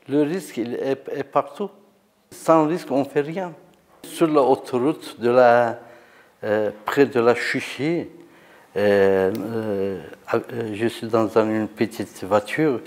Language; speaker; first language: French; non-native, learner; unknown